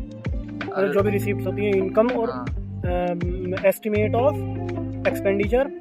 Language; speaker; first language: Hindi; native; Hindi